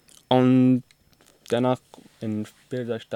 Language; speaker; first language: German; non-native, learner; Arabic